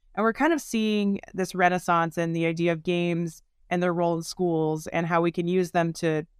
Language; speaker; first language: English; native; English